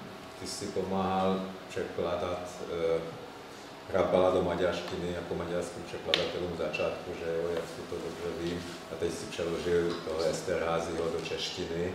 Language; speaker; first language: Czech; non-native, fluent; Hungarian